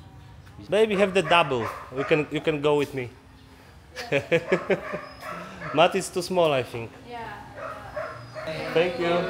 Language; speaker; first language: English; non-native, learner; Polish